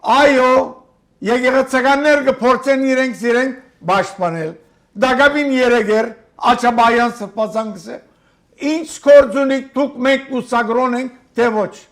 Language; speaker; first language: Armenian; early bilingual, heritage; Armenian